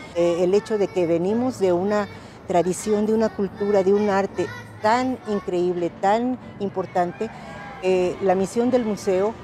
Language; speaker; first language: Spanish; native; Spanish